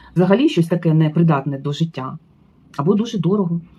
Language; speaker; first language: Ukrainian; native; Ukrainian